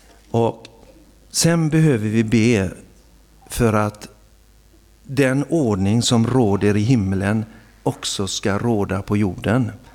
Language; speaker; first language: Swedish; native; Swedish